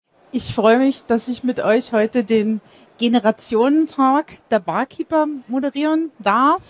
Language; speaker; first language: German; native; German